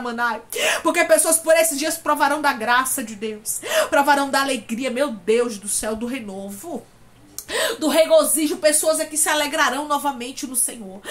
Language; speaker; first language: Portuguese; native; Portuguese